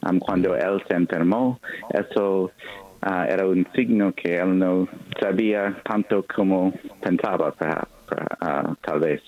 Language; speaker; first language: Spanish; non-native, fluent; English